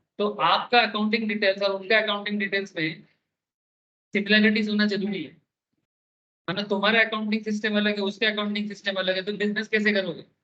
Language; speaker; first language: Hindi; non-native, local second language; Bangla